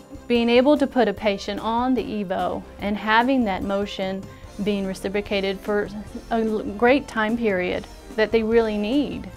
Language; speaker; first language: English; native; English